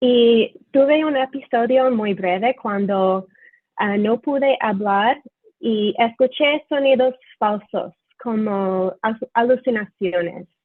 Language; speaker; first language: Spanish; non-native, fluent; English